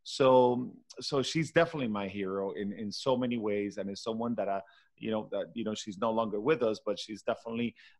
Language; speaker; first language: English; non-native, fluent; Spanish